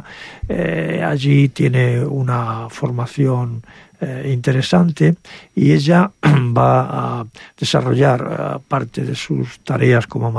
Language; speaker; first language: Spanish; native; Spanish